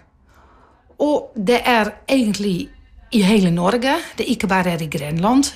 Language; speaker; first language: Norwegian; non-native, fluent; Dutch